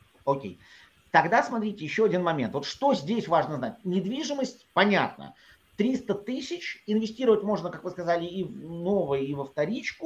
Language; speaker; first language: Russian; native; Russian